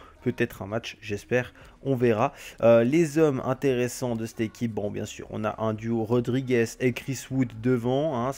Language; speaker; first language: French; native; French